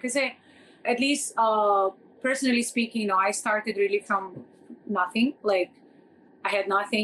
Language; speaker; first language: English; non-native, fluent; Portuguese